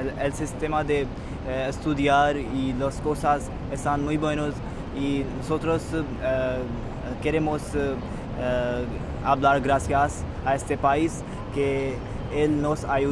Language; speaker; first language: Spanish; non-native, learner; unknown